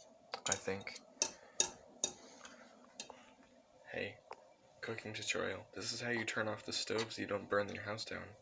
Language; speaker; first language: English; native; English